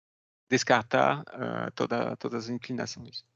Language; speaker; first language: Portuguese; non-native, fluent; French